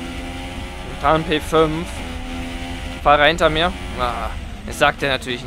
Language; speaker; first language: German; native; German